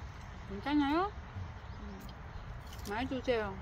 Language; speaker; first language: Korean; non-native, learner; Vietnamese